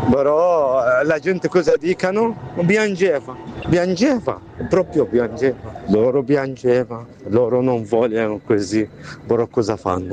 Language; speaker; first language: Italian; non-native, fluent; Arabic